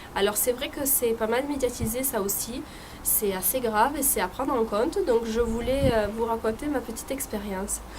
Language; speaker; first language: French; early bilingual, other home language; Italian